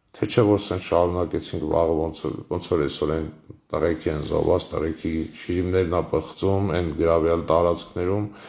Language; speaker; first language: Armenian; native; Armenian